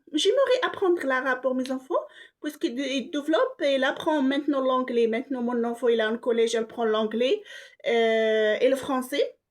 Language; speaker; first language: French; non-native, local second language; Arabic